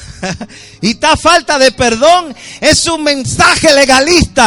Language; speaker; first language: Spanish; native; Spanish